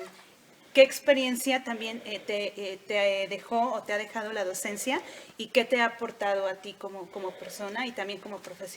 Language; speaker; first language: Spanish; native; Spanish